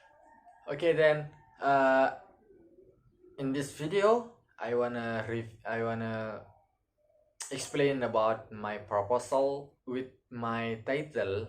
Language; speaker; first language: English; non-native, learner; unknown